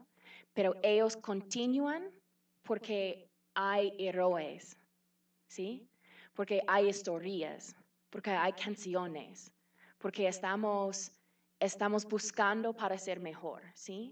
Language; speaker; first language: Spanish; non-native, fluent; English